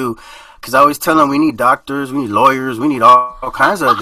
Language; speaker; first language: English; early bilingual, other home language; Spanish